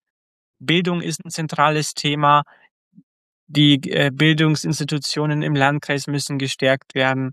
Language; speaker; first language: German; early bilingual, other home language; Croatian